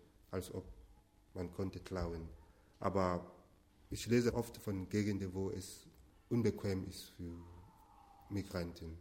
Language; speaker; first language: German; non-native, fluent; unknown